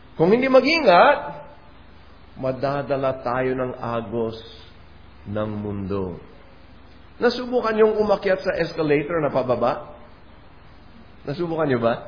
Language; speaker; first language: Filipino; non-native, learner; English